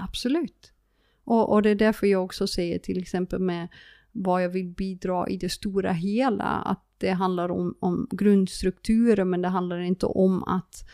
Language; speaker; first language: Swedish; non-native, fluent; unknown